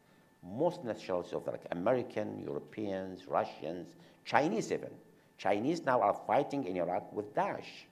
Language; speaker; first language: English; non-native, fluent; Arabic